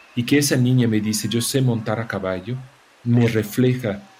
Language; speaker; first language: Spanish; non-native, fluent; Portuguese